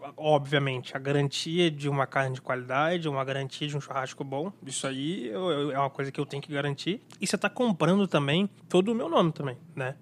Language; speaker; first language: Portuguese; native; Portuguese